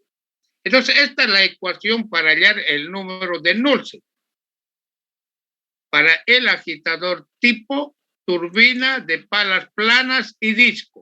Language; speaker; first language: Spanish; native; Spanish